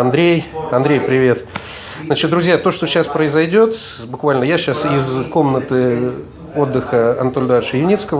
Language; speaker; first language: Russian; native; Russian